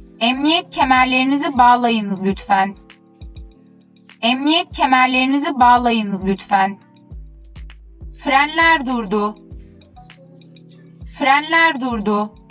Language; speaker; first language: Turkish; non-native, fluent; Uzbek